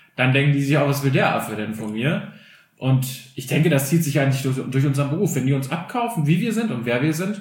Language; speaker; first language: German; early bilingual, other home language; Albanian